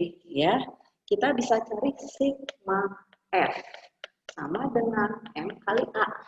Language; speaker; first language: Indonesian; native; Indonesian